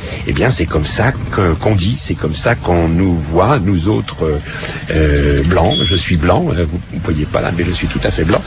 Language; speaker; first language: French; native; French